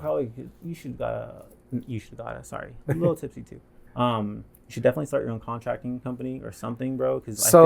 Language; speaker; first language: English; native; English